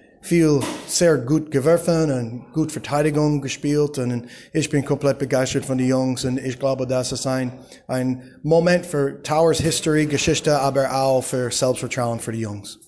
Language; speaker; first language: German; non-native, learner; English